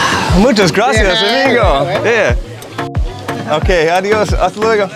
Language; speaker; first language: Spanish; non-native, learner; English